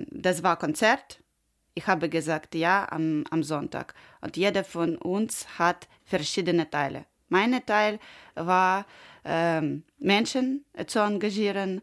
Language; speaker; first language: German; non-native, learner; Ukrainian